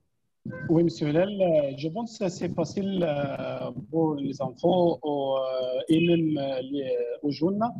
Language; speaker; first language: French; non-native, fluent; Arabic